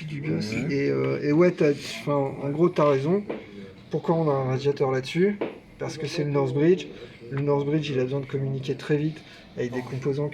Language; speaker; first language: French; native; French